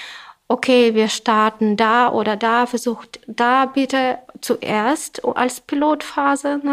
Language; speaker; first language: German; non-native, fluent; Russian